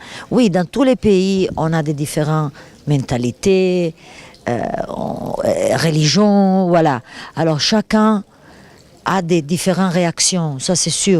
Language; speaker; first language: French; non-native, fluent; Italian